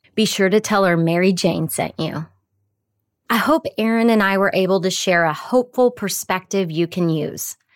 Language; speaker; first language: English; native; English